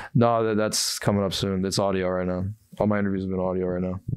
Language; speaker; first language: English; native; English